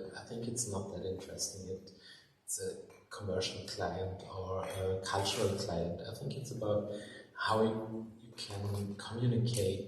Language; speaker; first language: English; non-native, fluent; German